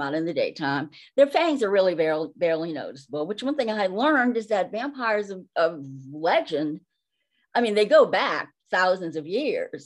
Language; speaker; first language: English; native; English